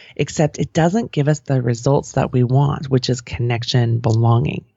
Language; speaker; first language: English; native; English